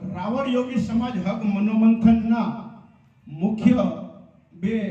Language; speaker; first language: Gujarati; native; Gujarati